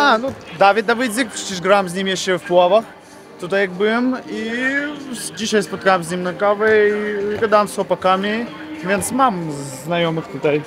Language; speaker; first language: Polish; non-native, fluent; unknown